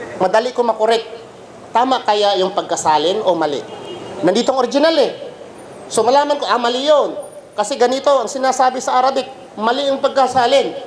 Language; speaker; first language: Filipino; non-native, local second language; Cebuano